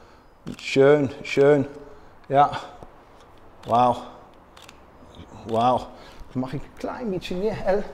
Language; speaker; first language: German; non-native, learner; Dutch